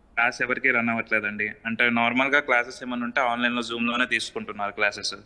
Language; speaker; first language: Telugu; native; Telugu